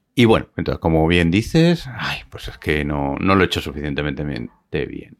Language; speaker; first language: Spanish; native; Spanish